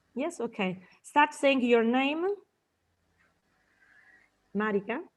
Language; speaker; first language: English; non-native, fluent; Italian